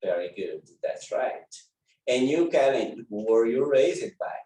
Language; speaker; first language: English; non-native, fluent; Portuguese